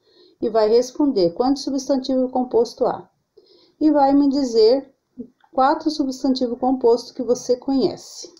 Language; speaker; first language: Portuguese; native; Portuguese